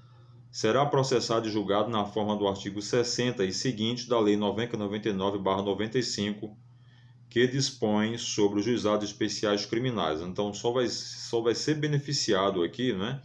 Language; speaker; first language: Portuguese; native; Portuguese